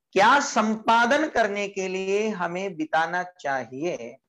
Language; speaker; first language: Hindi; non-native, local second language; Marathi